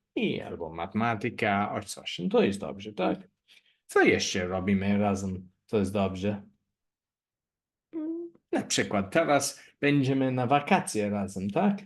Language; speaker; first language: Polish; non-native, learner; English